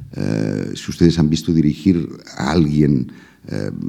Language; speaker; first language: Spanish; native; Spanish